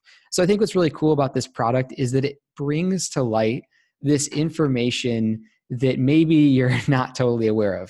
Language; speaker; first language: English; native; English